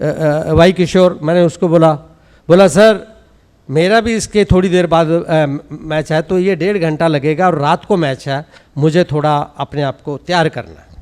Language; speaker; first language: Hindi; native; Hindi